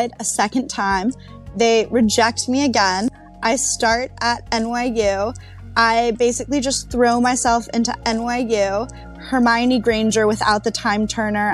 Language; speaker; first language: English; native; English